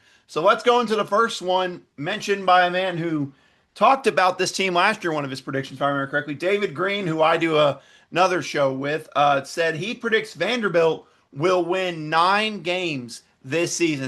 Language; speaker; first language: English; native; English